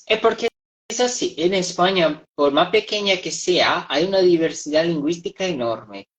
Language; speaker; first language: Spanish; non-native, fluent; Portuguese